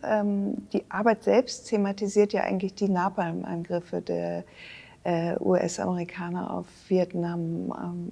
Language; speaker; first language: German; native; German